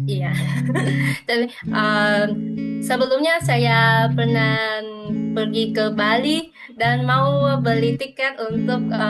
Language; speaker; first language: Indonesian; non-native, fluent; Vietnamese